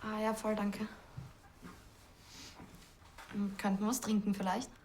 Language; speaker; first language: German; native; German